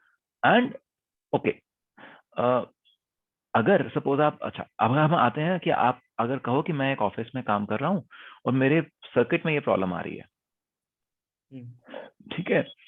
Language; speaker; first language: Hindi; native; Hindi